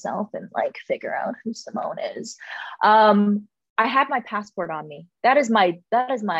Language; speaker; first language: English; native; English